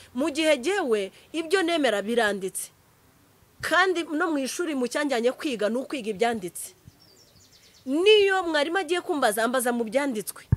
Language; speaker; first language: Kinyarwanda; early bilingual, heritage; Kinyarwanda